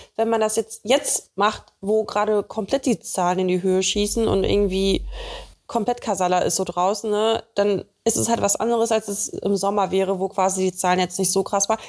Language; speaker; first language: German; early bilingual, other home language; Russian